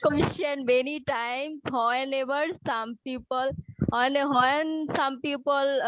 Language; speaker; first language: English; non-native, learner; Bangla